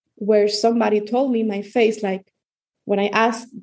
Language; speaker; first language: English; non-native, fluent; Spanish